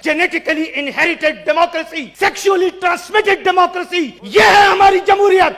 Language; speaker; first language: Urdu; non-native, local second language; Pashto